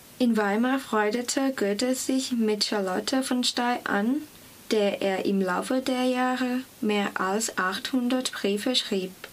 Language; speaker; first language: German; non-native, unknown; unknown